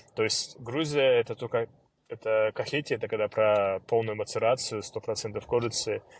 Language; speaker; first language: Russian; early bilingual, other home language; Georgian